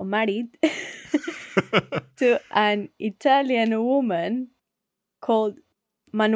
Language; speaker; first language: English; non-native, learner; Spanish